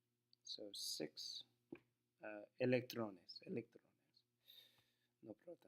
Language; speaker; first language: Spanish; non-native, learner; English